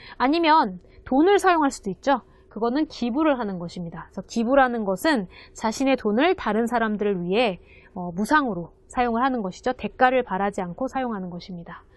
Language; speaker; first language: Korean; native; Korean